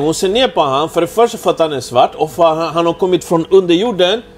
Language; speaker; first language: Swedish; early bilingual, other home language; Spanish